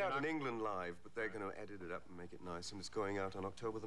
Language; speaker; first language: English; native; English